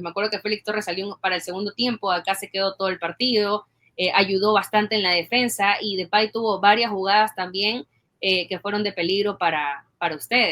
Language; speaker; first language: Spanish; native; Spanish